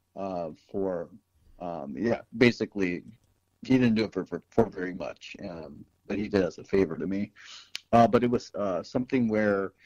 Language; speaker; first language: English; native; English